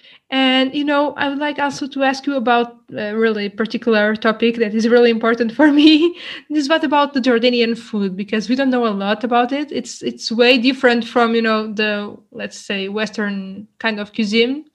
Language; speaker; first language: English; non-native, fluent; Portuguese